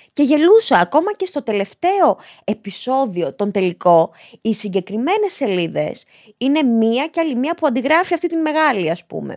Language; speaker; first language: Greek; early bilingual, other home language; Albanian